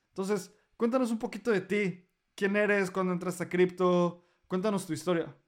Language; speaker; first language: Spanish; native; Spanish